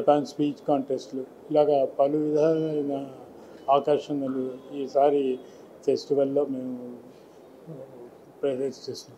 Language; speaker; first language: Telugu; native; Telugu